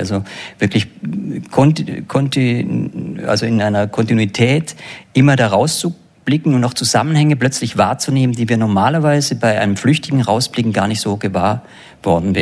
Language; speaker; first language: German; native; German